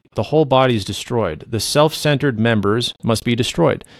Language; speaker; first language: English; non-native, fluent; Low German